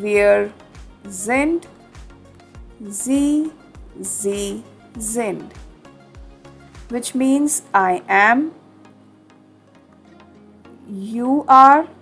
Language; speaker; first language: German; non-native, fluent; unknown